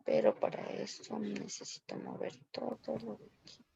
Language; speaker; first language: Spanish; native; Spanish